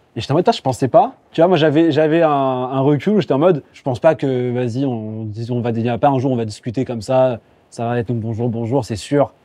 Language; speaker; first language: French; native; French